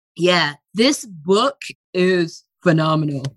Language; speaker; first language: English; native; English